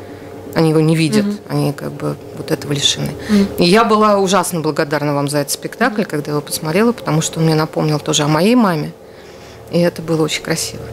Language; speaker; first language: Russian; native; Russian